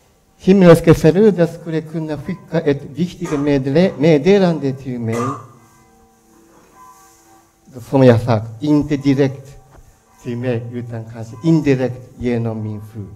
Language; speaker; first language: Swedish; non-native, fluent; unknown